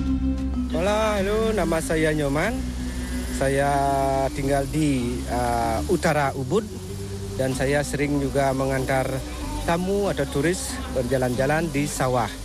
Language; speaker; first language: Indonesian; non-native, local second language; Balinese